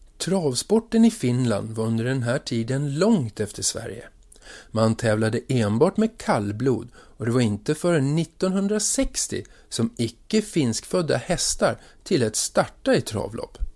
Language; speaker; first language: Swedish; native; Swedish